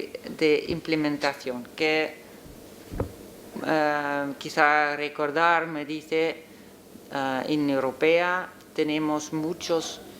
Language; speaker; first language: Spanish; non-native, learner; Dutch